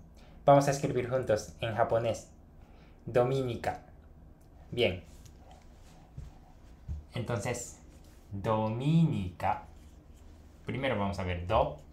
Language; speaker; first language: Spanish; non-native, fluent; Japanese